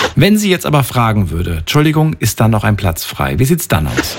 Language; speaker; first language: German; native; German